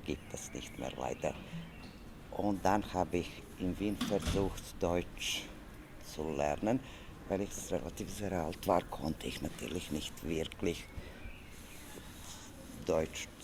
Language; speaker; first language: German; non-native, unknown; Serbian